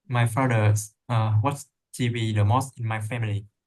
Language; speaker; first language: English; non-native, learner; Vietnamese